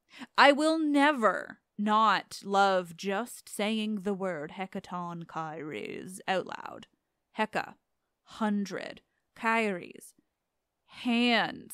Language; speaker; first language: English; native; English